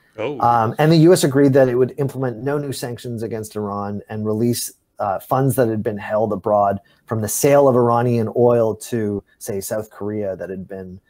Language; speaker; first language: English; native; English